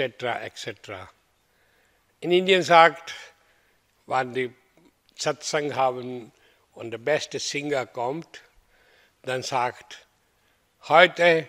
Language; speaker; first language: German; non-native, fluent; Hindi